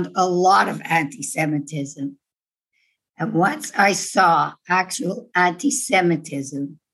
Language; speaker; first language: English; non-native, fluent; Dutch